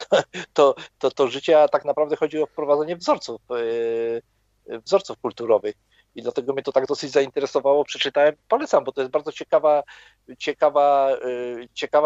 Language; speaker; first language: Polish; native; Polish